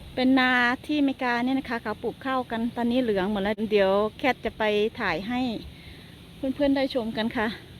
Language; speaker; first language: Thai; native; Thai